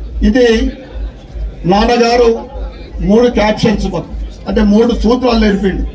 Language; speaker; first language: Telugu; native; Telugu